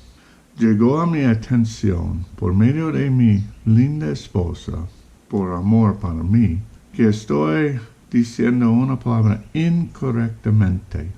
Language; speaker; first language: Spanish; non-native, fluent; English